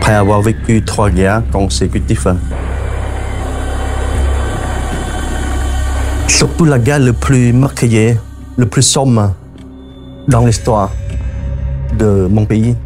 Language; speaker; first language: French; non-native, fluent; Khmer